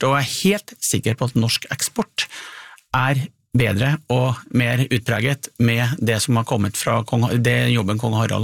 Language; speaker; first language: Norwegian; native; Norwegian